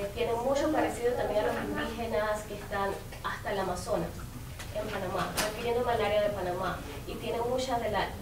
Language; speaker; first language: Spanish; native; Spanish